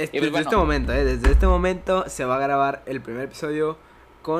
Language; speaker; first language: Spanish; native; Spanish